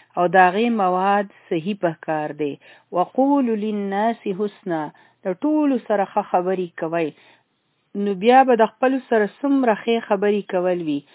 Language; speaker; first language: Pashto; native; Pashto